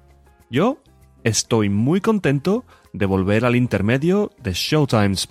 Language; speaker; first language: Spanish; non-native, fluent; English